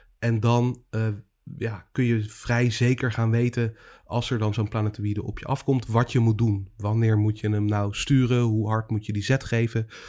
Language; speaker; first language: Dutch; native; Dutch